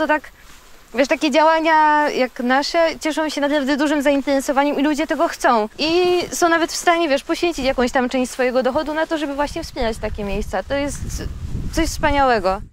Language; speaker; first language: Polish; native; Polish